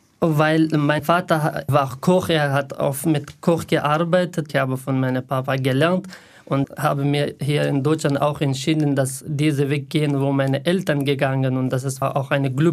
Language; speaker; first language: German; non-native, learner; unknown